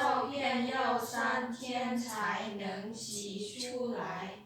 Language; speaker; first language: Chinese; non-native, learner; Lao